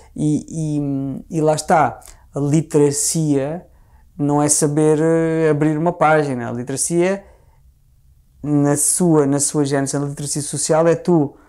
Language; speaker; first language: Portuguese; native; Portuguese